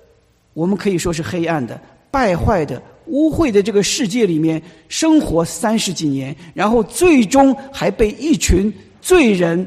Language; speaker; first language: Chinese; native; Chinese